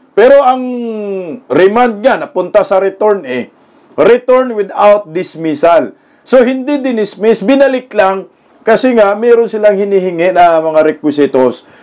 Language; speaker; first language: Filipino; non-native, local second language; Cebuano